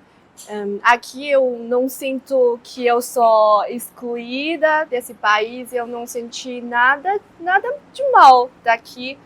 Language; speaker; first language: Portuguese; non-native, fluent; Chinese